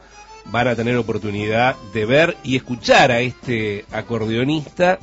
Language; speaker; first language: Spanish; native; Spanish